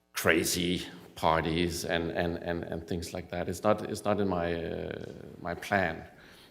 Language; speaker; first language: English; non-native, fluent; Danish